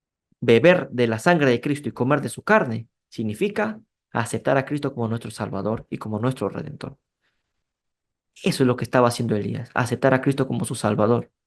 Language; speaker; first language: Spanish; native; Spanish